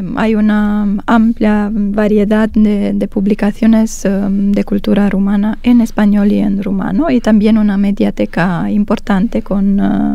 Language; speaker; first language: Spanish; non-native, fluent; Romanian